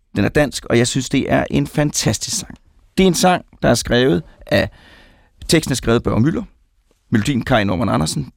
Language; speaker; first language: Danish; native; Danish